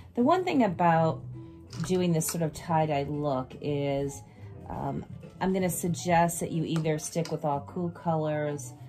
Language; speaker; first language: English; native; English